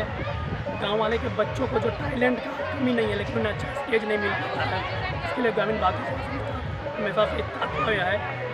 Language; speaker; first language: Hindi; native; Hindi